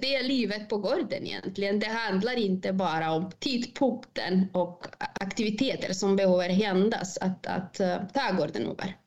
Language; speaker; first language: Swedish; non-native, fluent; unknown